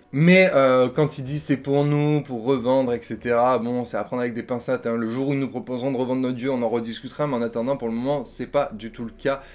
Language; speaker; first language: French; native; French